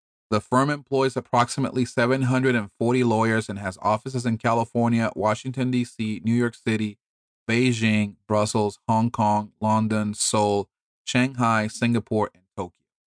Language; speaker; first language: English; early bilingual, other home language; Spanish